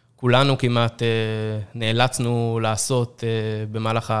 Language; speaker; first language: Hebrew; native; Hebrew